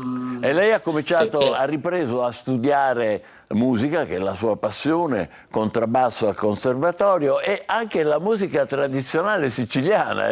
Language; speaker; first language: Italian; native; Italian